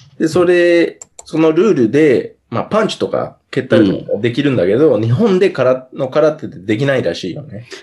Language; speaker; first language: Japanese; non-native, fluent; English